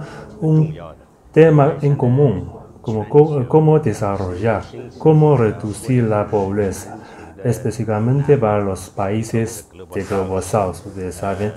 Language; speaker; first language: Spanish; non-native, fluent; Chinese